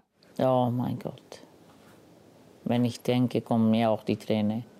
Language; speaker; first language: German; non-native, learner; Romany